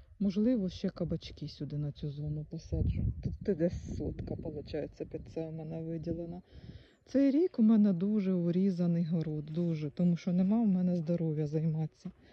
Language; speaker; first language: Ukrainian; native; Ukrainian